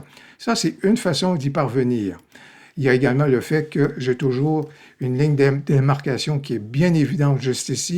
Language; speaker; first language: French; native; French